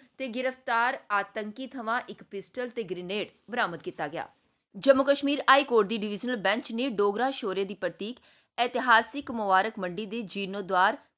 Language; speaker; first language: Punjabi; non-native, local second language; Dogri